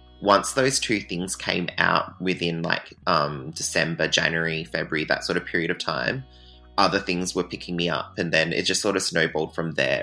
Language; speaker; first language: English; native; English